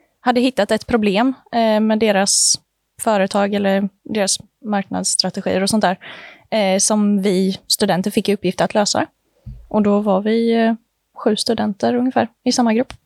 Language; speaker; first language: Swedish; native; Swedish